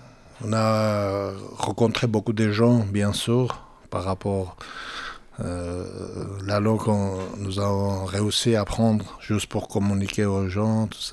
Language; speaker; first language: French; non-native, fluent; Georgian